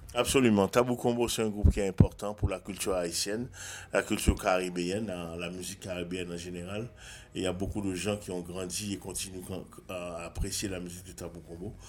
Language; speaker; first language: French; non-native, local second language; Haitian Creole